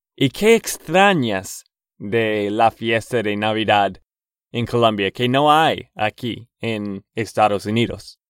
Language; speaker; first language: Spanish; non-native, learner; English